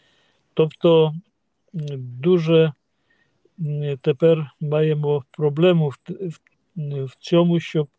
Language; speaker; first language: Ukrainian; non-native, fluent; Polish